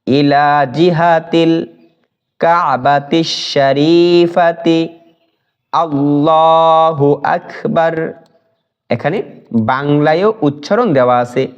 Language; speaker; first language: Bangla; native; Bangla